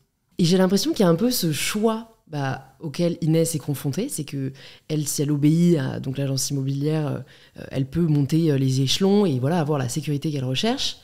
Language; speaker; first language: French; native; French